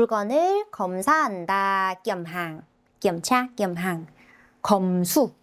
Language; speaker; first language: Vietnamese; non-native, fluent; Korean